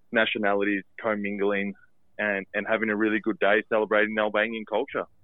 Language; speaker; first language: English; early bilingual, other home language; Albanian